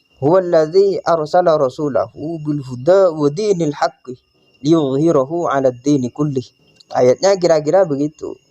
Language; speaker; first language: Indonesian; non-native, local second language; Madurese